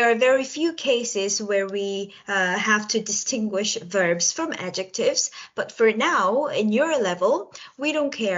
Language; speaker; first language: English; non-native, local second language; Korean